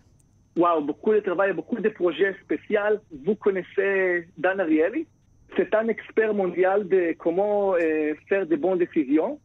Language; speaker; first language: French; non-native, fluent; Hebrew